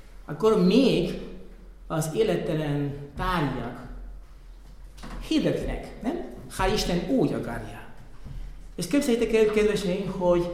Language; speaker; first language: Hungarian; non-native, fluent; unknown